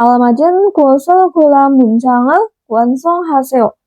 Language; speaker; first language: Korean; non-native, fluent; Indonesian